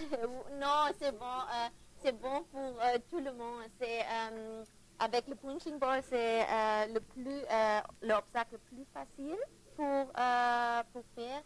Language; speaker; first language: French; non-native, learner; German